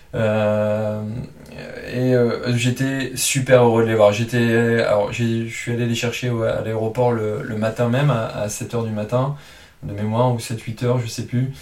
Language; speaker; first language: French; native; French